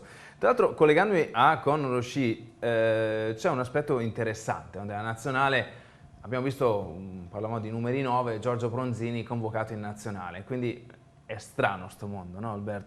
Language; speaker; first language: Italian; native; Italian